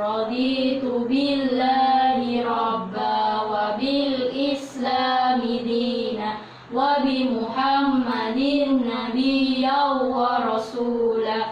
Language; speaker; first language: Arabic; non-native, learner; Indonesian